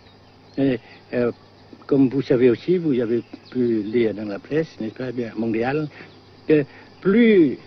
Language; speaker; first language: French; non-native, fluent; Vietnamese